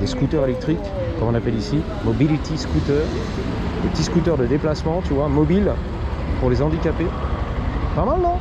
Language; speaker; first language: French; native; French